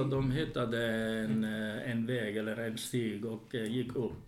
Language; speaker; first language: Swedish; non-native, fluent; Arabic